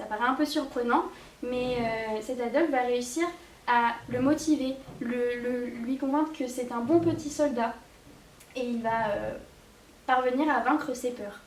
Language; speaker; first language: French; native; French